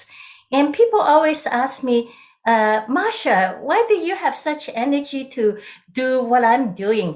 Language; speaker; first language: English; non-native, local second language; Cantonese